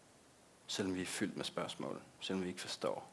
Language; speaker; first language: Danish; native; Danish